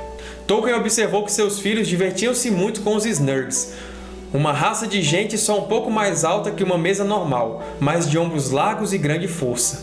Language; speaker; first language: Portuguese; native; Portuguese